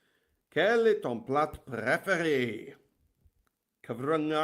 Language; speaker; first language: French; non-native, learner; Welsh